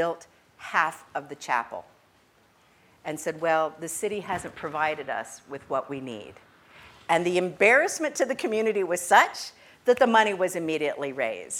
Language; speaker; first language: English; native; English